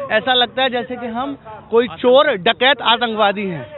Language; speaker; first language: Hindi; native; Hindi